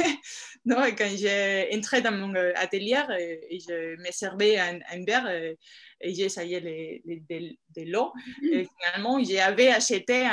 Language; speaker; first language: French; non-native, fluent; Spanish